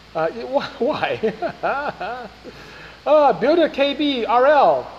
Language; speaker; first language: English; non-native, local second language; Igbo